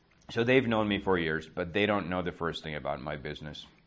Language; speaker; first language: English; non-native, fluent; Czech